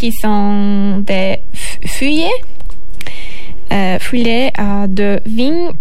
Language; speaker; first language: French; non-native, learner; Turkish